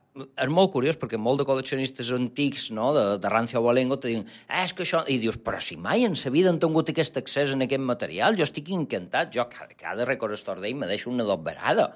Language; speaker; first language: Catalan; non-native, local second language; Spanish